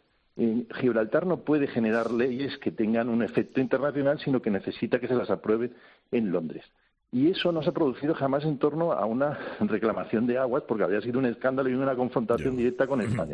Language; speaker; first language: Spanish; native; Spanish